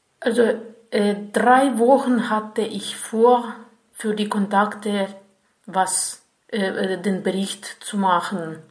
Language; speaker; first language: German; non-native, fluent; Russian